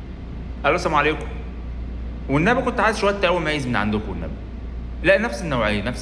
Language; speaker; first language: Arabic; native; Arabic